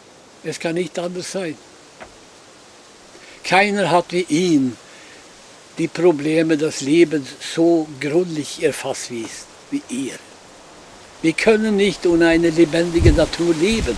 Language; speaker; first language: German; non-native, fluent; Swedish